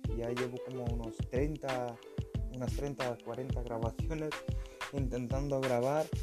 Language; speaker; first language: Spanish; non-native, fluent; Lithuanian